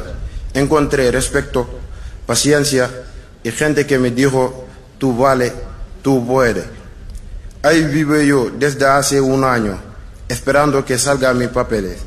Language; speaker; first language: Spanish; non-native, learner; Wolof